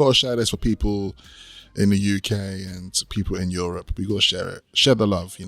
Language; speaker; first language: English; native; English